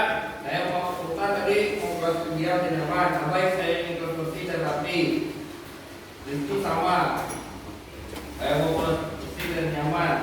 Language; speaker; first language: Indonesian; native; Indonesian